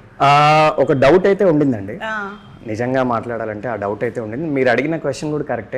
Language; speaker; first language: Telugu; native; Telugu